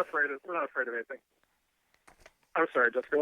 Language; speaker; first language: English; native; English